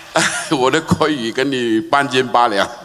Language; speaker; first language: Chinese; non-native, local second language; Cantonese